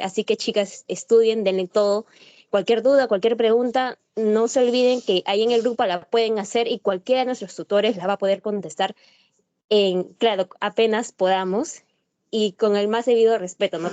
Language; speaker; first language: Spanish; native; Spanish